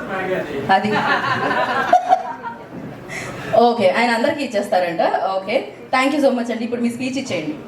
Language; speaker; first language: Telugu; native; Telugu